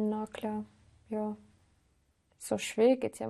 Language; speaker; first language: German; non-native, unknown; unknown